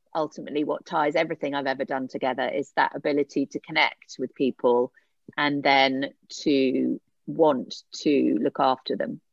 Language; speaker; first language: English; native; English